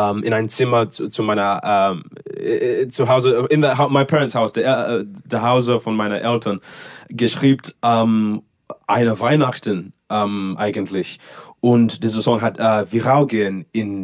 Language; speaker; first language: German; non-native, learner; English